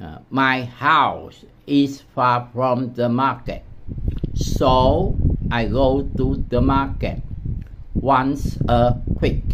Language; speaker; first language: English; non-native, learner; Vietnamese